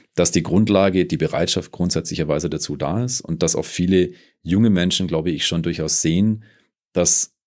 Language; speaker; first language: German; native; German